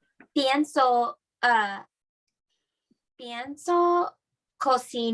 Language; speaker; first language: Spanish; non-native, learner; English